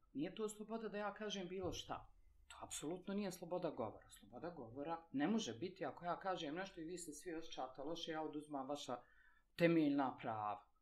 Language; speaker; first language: Bosnian; native; Bosnian